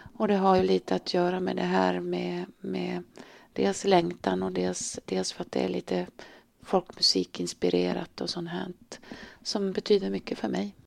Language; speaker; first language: Swedish; native; Swedish